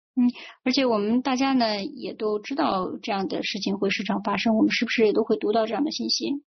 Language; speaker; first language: Chinese; native; Chinese